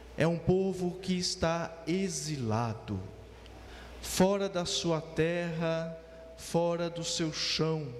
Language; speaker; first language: Portuguese; native; Portuguese